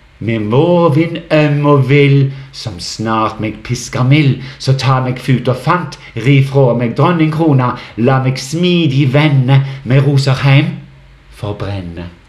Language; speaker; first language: Norwegian; native; Norwegian